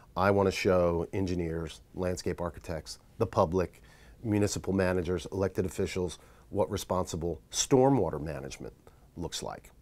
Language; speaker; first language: English; native; English